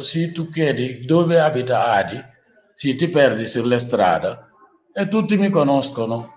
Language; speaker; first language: Italian; non-native, learner; Wolof